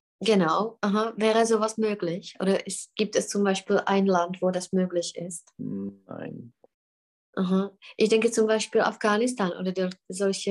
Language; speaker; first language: German; non-native, fluent; Czech